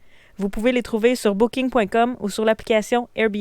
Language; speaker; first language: French; native; French